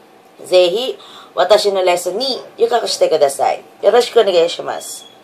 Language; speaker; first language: Japanese; non-native, learner; Filipino